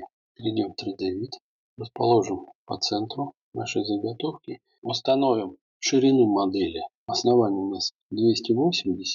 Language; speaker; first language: Russian; native; Russian